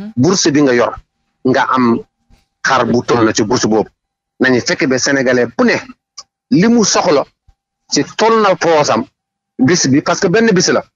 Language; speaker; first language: Wolof; non-native, local second language; Fula